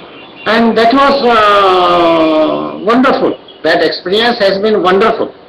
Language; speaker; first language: English; non-native, local second language; Odia